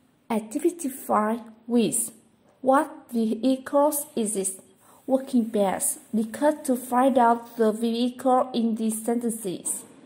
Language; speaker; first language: English; non-native, fluent; Vietnamese